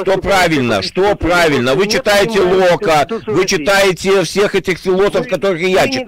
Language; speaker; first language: Russian; native; Russian